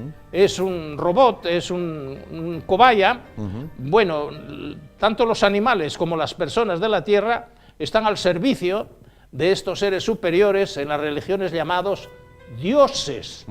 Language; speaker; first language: Spanish; native; Spanish